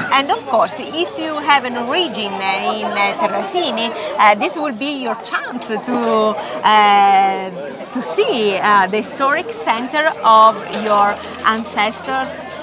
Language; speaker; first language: English; non-native, fluent; Italian